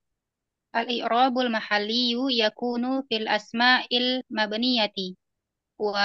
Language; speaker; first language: Arabic; non-native, learner; Indonesian